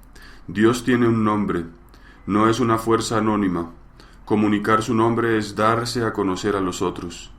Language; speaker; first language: Spanish; native; Spanish